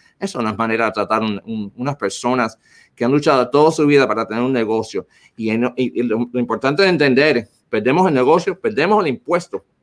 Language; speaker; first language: Spanish; early bilingual, heritage; Spanish